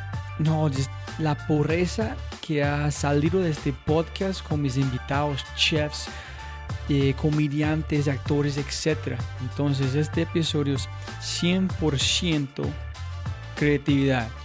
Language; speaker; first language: Spanish; non-native, fluent; English